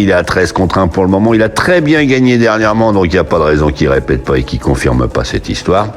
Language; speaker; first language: French; native; French